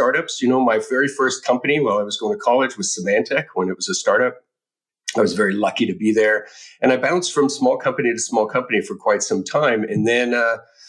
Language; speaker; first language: English; native; English